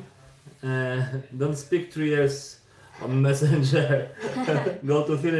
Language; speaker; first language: English; non-native, learner; Polish